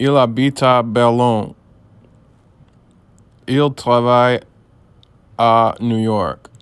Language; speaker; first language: French; non-native, learner; English